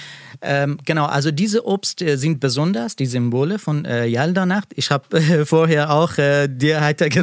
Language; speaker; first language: German; non-native, learner; Persian